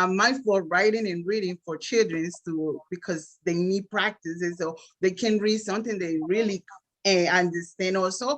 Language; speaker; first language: English; non-native, learner; Spanish